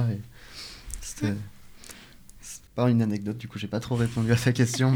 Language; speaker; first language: French; native; French